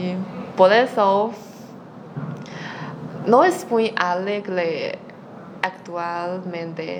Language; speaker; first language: Spanish; non-native, learner; Chinese